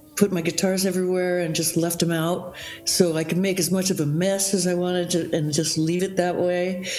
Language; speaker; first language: English; native; English